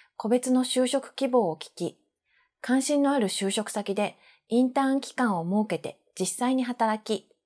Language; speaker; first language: Japanese; native; Japanese